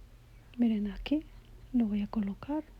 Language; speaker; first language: Spanish; native; Spanish